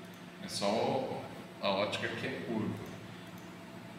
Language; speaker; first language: Portuguese; native; Portuguese